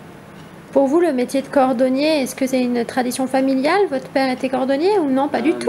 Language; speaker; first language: French; native; French